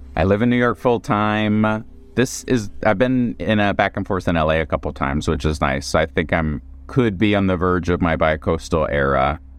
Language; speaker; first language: English; native; English